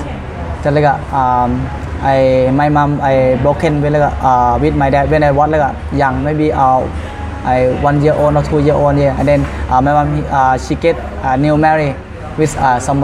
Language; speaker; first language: English; non-native, learner; Thai